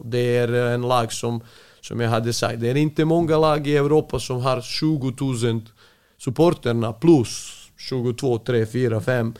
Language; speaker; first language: Swedish; non-native, fluent; Serbian